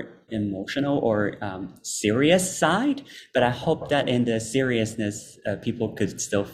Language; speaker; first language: English; non-native, local second language; Cantonese